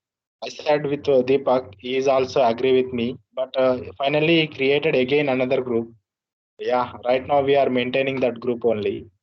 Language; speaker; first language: English; non-native, learner; Telugu